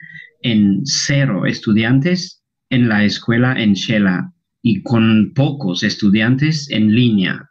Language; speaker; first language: Spanish; non-native, local second language; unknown